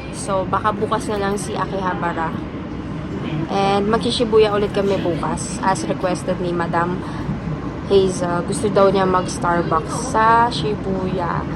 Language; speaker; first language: Filipino; native; Filipino